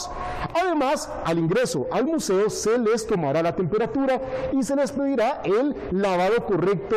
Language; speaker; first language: Spanish; native; Spanish